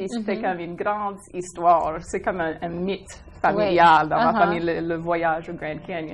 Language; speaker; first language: French; non-native, local second language; English